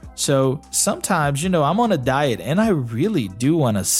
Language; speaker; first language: English; non-native, fluent; Portuguese